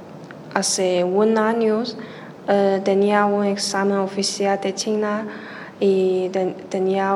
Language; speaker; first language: Spanish; non-native, learner; Chinese